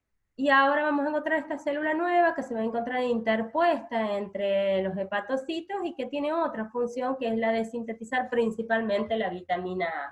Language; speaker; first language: Spanish; native; Spanish